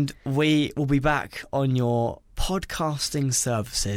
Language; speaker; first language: English; native; English